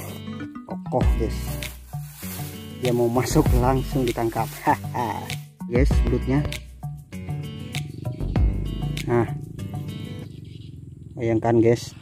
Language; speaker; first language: Indonesian; native; Indonesian